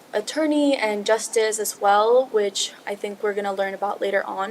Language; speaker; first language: English; early bilingual, other home language; Spanish